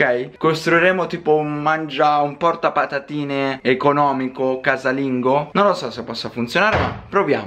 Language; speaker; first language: Italian; native; Italian